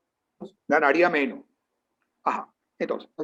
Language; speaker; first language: Spanish; native; Spanish